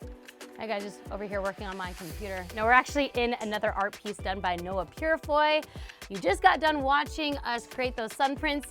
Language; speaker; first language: English; native; English